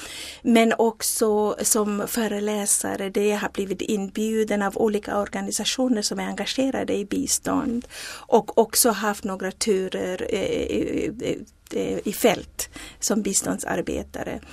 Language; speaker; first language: Swedish; non-native, fluent; Zulu